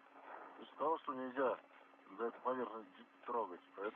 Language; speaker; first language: Russian; native; Russian